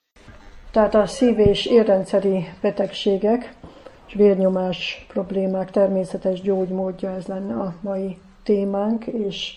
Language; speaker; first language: Hungarian; native; Hungarian